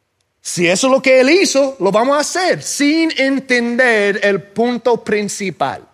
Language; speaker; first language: Spanish; non-native, fluent; English